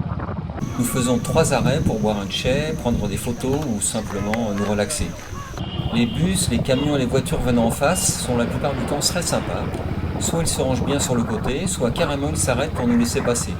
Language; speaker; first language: French; native; French